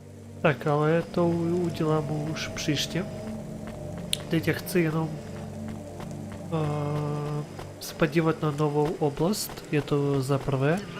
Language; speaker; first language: Czech; non-native, learner; Ukrainian